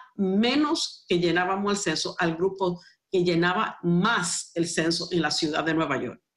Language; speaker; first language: Spanish; early bilingual, heritage; Spanish